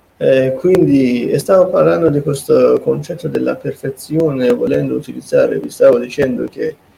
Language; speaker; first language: Italian; non-native, fluent; Persian